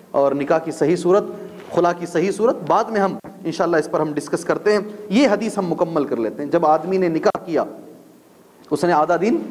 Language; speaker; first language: Urdu; native; Urdu